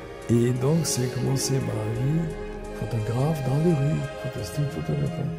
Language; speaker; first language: French; non-native, fluent; Russian